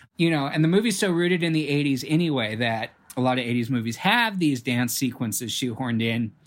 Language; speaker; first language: English; native; English